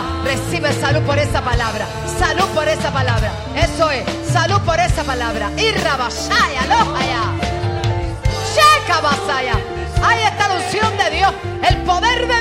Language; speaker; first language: Spanish; native; Spanish